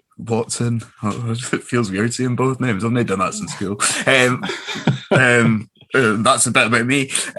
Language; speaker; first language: English; native; English